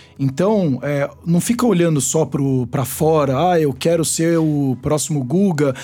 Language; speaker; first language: Portuguese; native; Portuguese